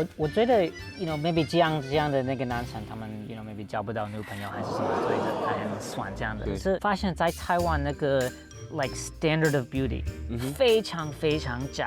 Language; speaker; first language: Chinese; non-native, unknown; English